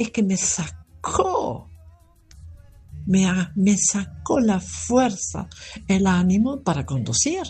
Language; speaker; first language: Spanish; non-native, fluent; German